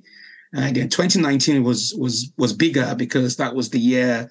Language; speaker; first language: English; non-native, local second language; Yoruba